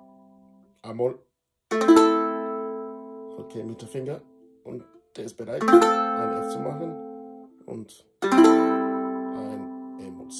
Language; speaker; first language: German; non-native, fluent; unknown